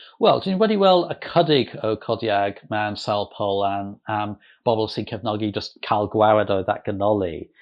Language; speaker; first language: Welsh; non-native, local second language; English